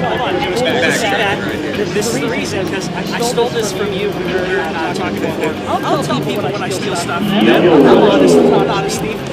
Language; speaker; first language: English; native; English